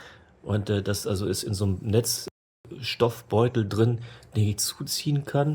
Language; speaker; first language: German; native; German